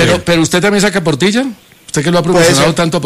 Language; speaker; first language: Spanish; native; Spanish